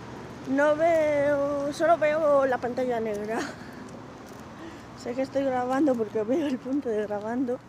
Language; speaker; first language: Spanish; native; Spanish